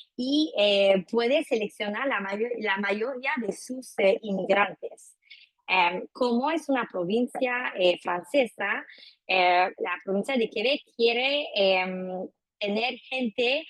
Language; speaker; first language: Spanish; non-native, fluent; French